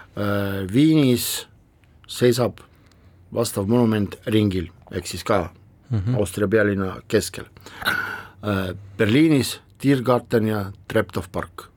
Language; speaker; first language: Estonian; non-native, local second language; Russian